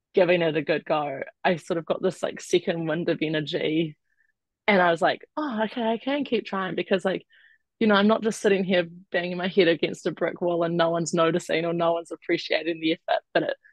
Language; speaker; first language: English; native; English